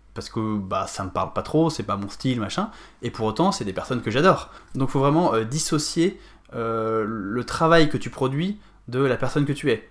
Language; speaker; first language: French; native; French